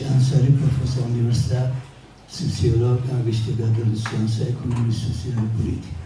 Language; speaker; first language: Portuguese; non-native, learner; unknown